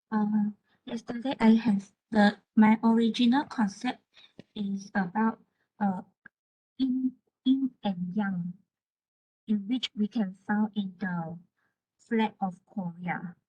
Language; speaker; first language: English; non-native, local second language; Malay